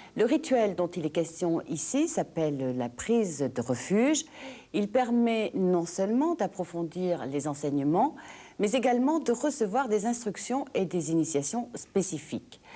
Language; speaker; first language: French; native; French